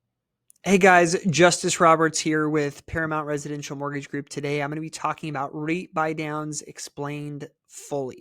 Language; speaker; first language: English; native; English